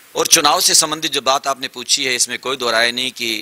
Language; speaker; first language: Hindi; native; Hindi